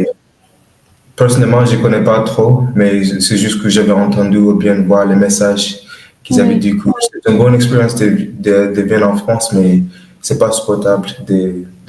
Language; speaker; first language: French; non-native, learner; English